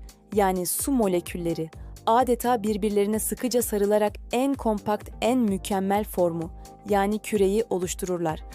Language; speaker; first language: Turkish; native; Turkish